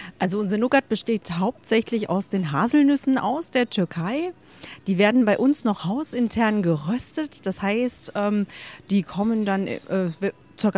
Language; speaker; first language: German; native; German